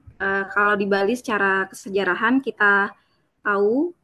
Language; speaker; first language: Indonesian; native; Indonesian